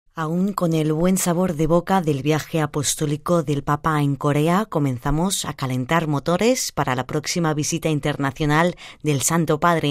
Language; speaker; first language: Spanish; native; Spanish